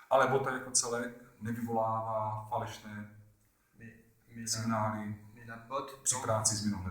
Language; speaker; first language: Czech; native; Czech